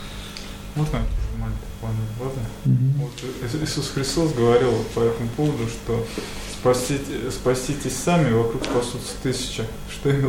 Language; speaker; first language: Russian; native; Russian